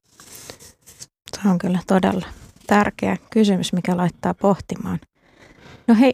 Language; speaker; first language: Finnish; native; Finnish